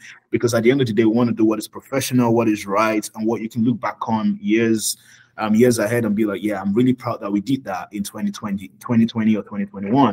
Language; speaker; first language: English; non-native, local second language; Yoruba